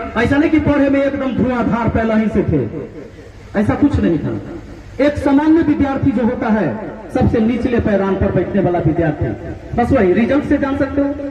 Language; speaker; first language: Hindi; native; Hindi